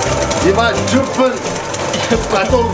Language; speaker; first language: Japanese; non-native, fluent; French